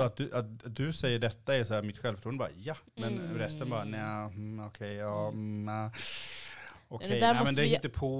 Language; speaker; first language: Swedish; early bilingual, other home language; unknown